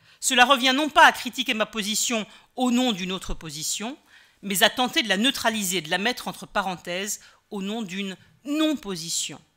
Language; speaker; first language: French; native; French